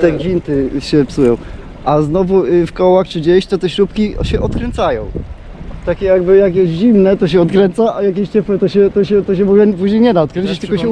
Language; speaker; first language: Polish; native; Polish